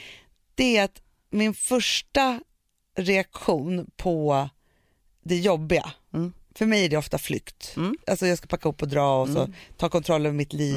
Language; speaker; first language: Swedish; native; Swedish